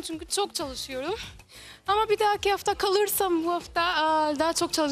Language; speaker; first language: Turkish; non-native, fluent; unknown